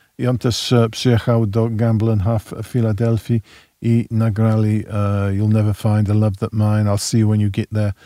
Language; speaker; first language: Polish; early bilingual, heritage; Polish